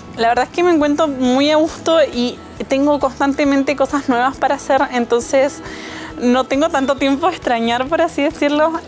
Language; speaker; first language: Spanish; native; Spanish